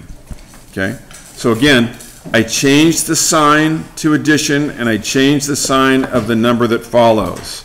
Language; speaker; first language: English; native; English